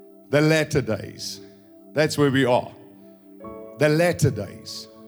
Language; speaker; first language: English; non-native, local second language; Afrikaans